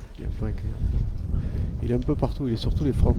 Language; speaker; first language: French; native; French